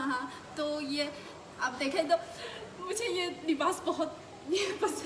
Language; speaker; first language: Hindi; non-native, fluent; Chinese